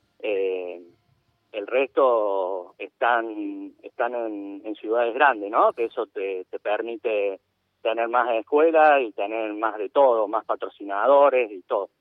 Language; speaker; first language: Spanish; native; Spanish